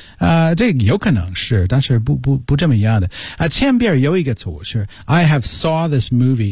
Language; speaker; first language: Chinese; non-native, fluent; English